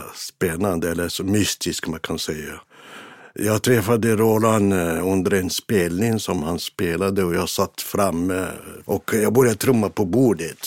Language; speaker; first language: Swedish; non-native, fluent; Arabic